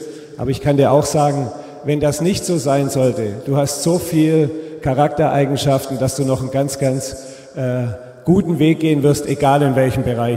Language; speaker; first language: German; native; German